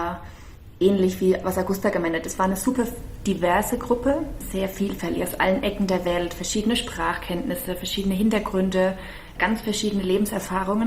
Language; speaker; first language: German; native; German